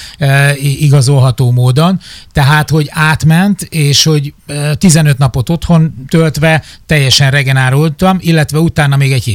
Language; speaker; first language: Hungarian; native; Hungarian